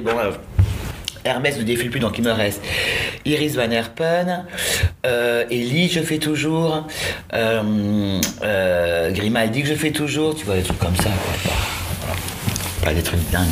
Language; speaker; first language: French; native; French